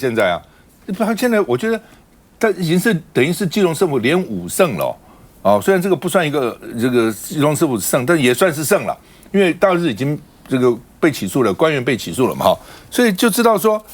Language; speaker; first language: Chinese; native; Chinese